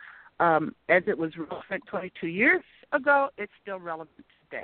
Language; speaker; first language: English; native; English